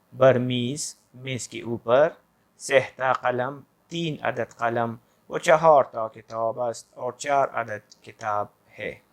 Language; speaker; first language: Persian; non-native, fluent; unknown